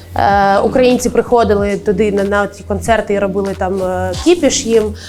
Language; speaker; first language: Ukrainian; native; Ukrainian